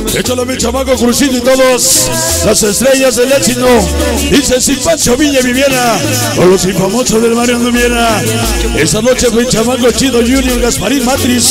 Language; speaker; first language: Spanish; native; Spanish